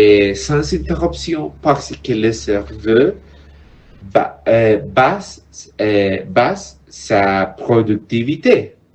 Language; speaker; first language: French; non-native, learner; Spanish